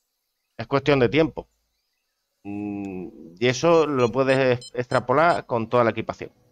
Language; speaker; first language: Spanish; native; Spanish